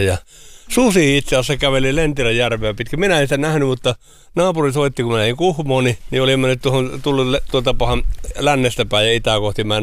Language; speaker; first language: Finnish; native; Finnish